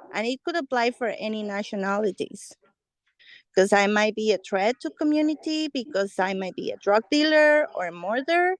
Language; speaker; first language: English; non-native, fluent; Spanish